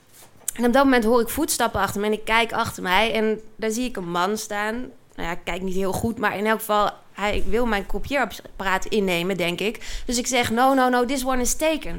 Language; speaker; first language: Dutch; native; Dutch